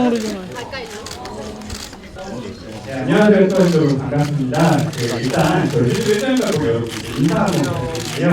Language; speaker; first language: Korean; native; Korean